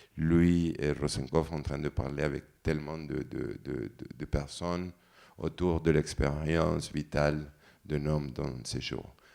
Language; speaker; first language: French; non-native, fluent; Spanish